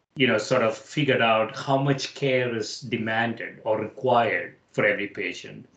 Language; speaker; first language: English; non-native, local second language; Malayalam